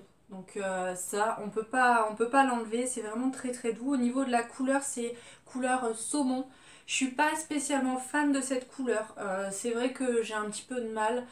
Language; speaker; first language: French; native; French